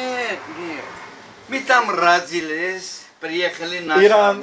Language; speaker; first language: Russian; non-native, learner; Armenian